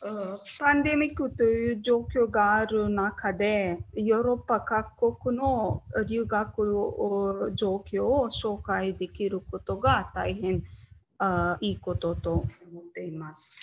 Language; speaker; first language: Japanese; non-native, learner; Slovenian